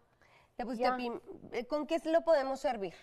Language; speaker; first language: Spanish; native; Spanish